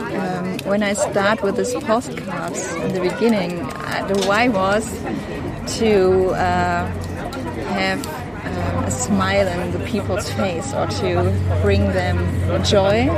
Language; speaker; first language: English; non-native, learner; German